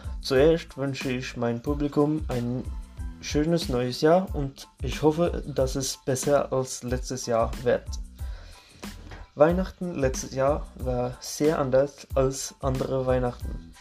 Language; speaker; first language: German; non-native, learner; Norwegian